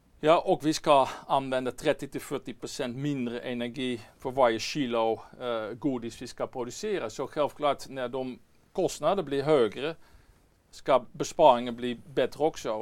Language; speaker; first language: Swedish; non-native, fluent; Dutch